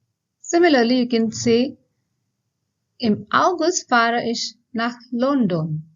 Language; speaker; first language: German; non-native, fluent; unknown